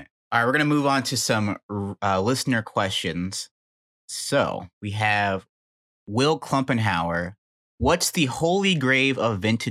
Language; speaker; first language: English; native; English